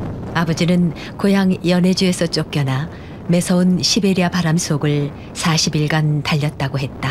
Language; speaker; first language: Korean; native; Korean